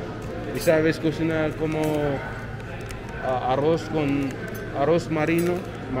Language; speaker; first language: Spanish; non-native, learner; English